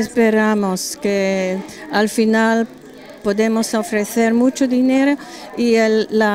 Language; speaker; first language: Spanish; non-native, learner; German